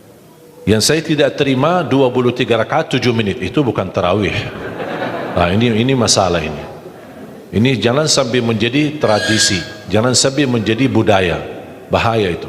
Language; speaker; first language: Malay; non-native, fluent; Arabic